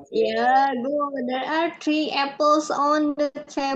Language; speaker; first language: English; non-native, fluent; Indonesian